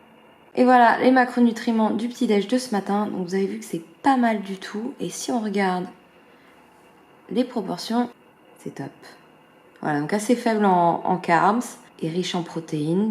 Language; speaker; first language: French; native; French